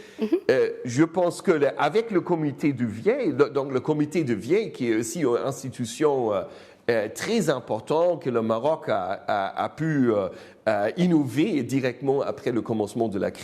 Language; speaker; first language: French; non-native, fluent; German